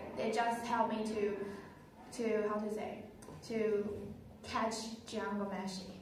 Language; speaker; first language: English; non-native, learner; Chinese